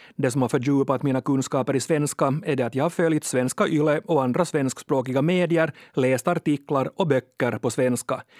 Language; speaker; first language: Swedish; native; Swedish